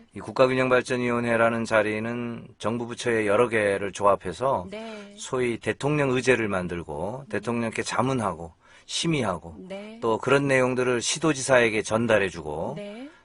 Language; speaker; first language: Korean; native; Korean